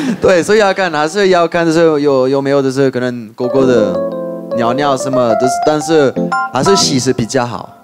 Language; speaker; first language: Chinese; non-native, fluent; French